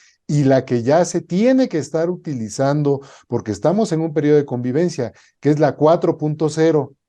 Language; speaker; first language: Spanish; native; Spanish